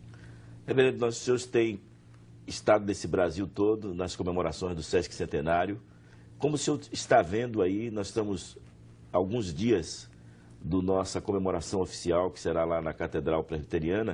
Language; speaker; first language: Portuguese; native; Portuguese